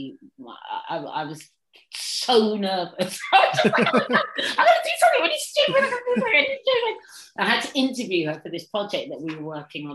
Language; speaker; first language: English; native; English